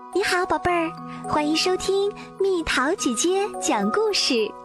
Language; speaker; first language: Chinese; native; Chinese